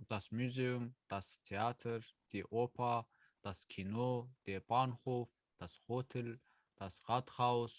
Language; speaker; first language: German; non-native, learner; Azerbaijani